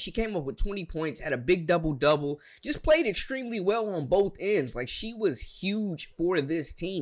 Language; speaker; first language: English; native; English